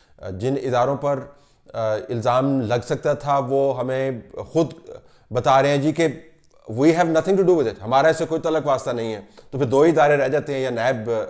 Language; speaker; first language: Urdu; native; Urdu